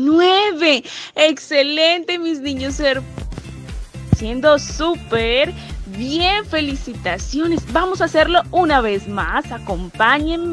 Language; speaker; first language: Spanish; native; Spanish